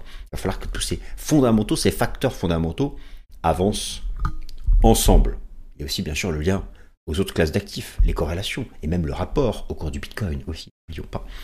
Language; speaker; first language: French; native; French